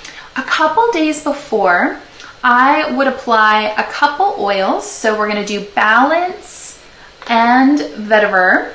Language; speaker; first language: English; native; English